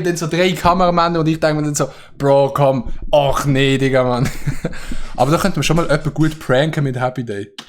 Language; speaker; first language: German; native; German